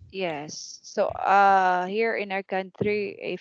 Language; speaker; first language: English; non-native, fluent; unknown